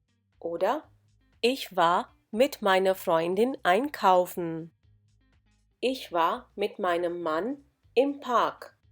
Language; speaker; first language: German; non-native, fluent; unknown